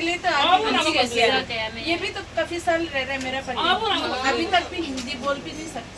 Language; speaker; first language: Hindi; non-native, local second language; Assamese